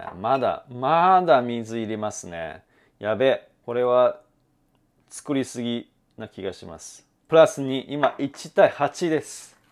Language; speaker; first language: Japanese; non-native, fluent; Chinese